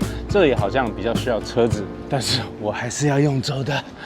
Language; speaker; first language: Chinese; native; Chinese